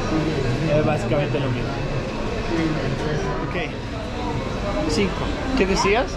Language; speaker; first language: Spanish; non-native, learner; Danish